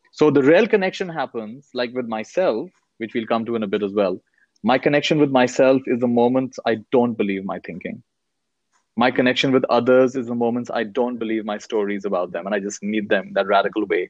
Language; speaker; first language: English; non-native, local second language; Hindi